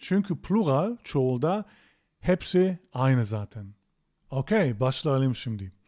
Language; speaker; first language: Turkish; non-native, fluent; German